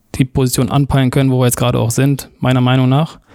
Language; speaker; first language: German; native; German